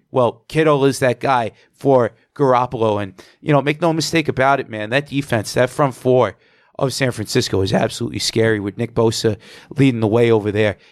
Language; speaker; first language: English; native; English